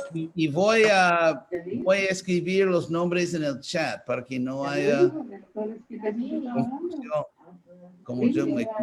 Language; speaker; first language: Spanish; non-native, fluent; English